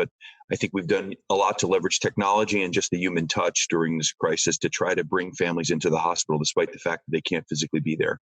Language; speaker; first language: English; native; English